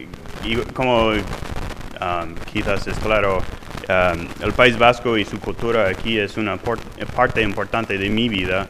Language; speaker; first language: Spanish; non-native, fluent; English